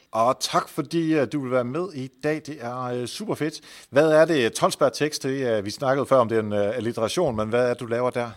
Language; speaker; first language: Danish; non-native, fluent; Dutch